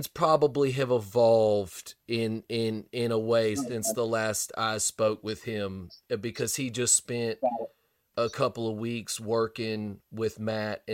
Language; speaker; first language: English; native; English